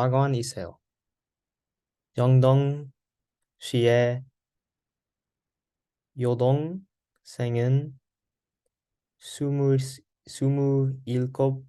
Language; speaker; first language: Korean; non-native, learner; English